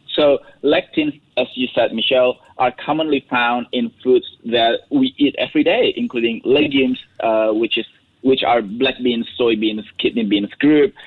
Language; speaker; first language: English; non-native, fluent; Indonesian